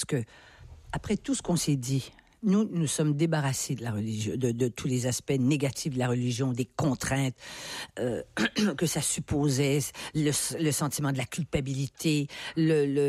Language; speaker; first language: French; native; French